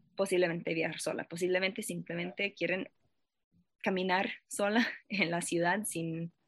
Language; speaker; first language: Spanish; non-native, fluent; English